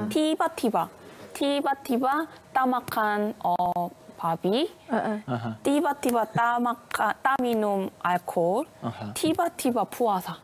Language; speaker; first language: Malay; non-native, learner; Korean